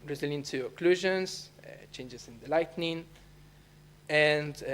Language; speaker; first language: English; non-native, fluent; Spanish